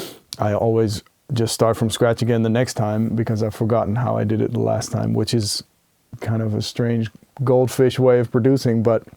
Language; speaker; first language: English; non-native, fluent; Dutch